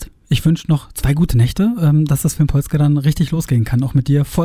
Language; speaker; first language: German; native; German